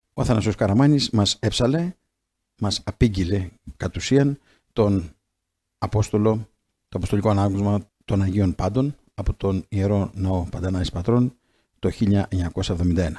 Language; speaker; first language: Greek; native; Greek